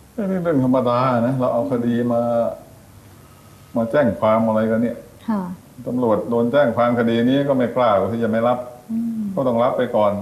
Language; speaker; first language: Thai; native; Thai